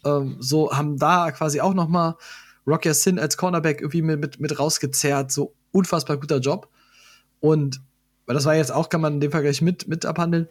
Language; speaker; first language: German; native; German